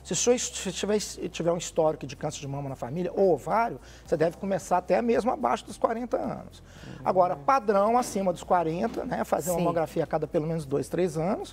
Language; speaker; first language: Portuguese; native; Portuguese